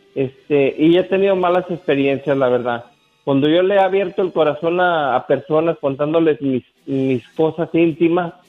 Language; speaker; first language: Spanish; native; Spanish